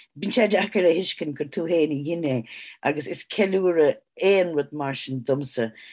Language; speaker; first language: Irish; native; Irish